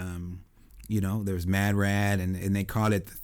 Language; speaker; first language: English; native; English